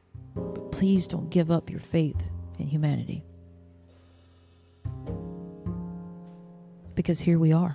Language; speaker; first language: English; native; English